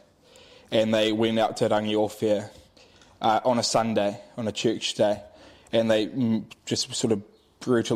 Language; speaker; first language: English; native; English